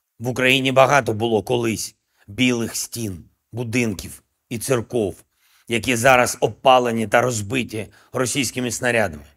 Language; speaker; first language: Ukrainian; non-native, local second language; Russian